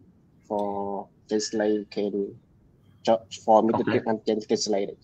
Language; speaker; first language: English; non-native, learner; Vietnamese